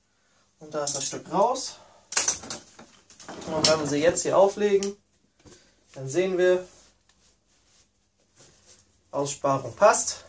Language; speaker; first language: German; native; German